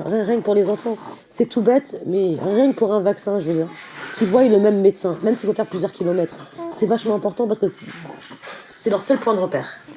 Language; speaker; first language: French; native; French